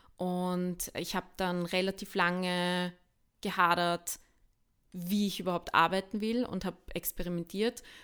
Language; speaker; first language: German; early bilingual, other home language; Bosnian